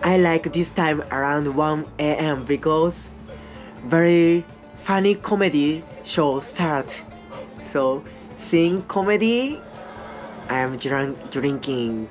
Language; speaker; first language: English; non-native, learner; Japanese